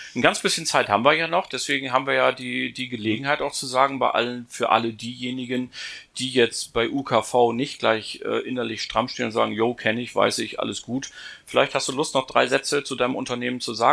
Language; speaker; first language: German; native; German